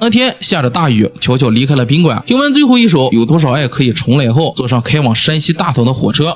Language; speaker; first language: Chinese; native; Chinese